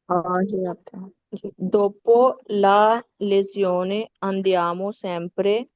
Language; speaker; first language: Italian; non-native, learner; Urdu